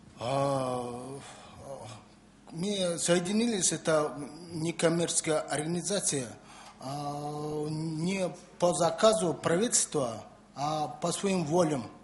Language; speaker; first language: Russian; non-native, learner; Mongolian